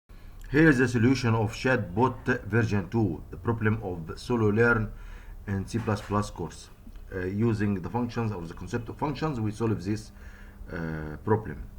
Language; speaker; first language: English; non-native, fluent; Arabic